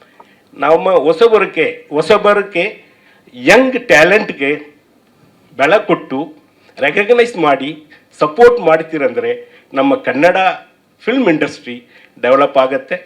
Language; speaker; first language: Kannada; non-native, learner; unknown